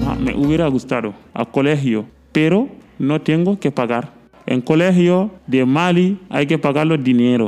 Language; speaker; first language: Spanish; non-native, learner; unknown